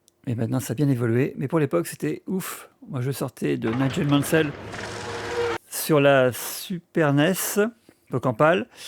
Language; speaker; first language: French; native; French